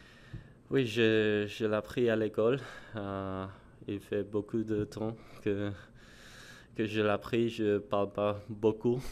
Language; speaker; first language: French; non-native, learner; English